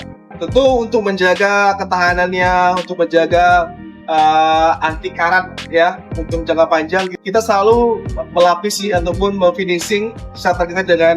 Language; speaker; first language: Indonesian; native; Indonesian